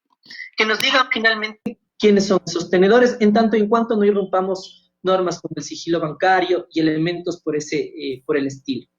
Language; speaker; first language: Spanish; native; Spanish